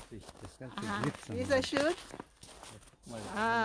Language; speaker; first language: German; non-native, learner; Thai